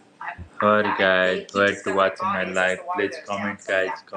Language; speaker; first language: English; non-native, learner; Nepali